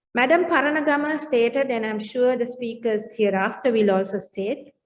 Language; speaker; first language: English; non-native, local second language; Sinhala